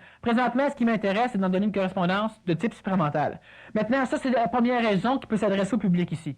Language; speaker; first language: French; native; French